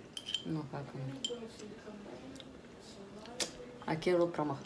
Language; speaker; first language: Russian; early bilingual, heritage; Russian